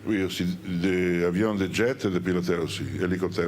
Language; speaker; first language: French; non-native, learner; Italian